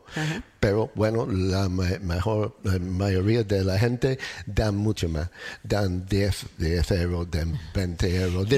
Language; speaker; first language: Spanish; non-native, learner; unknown